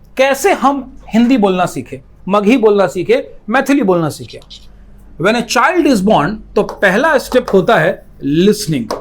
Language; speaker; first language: Hindi; native; Hindi